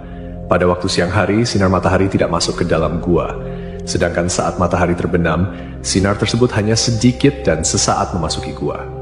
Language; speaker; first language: Indonesian; native; Indonesian